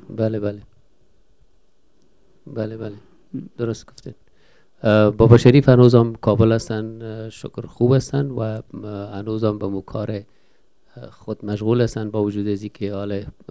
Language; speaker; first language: Persian; native; Persian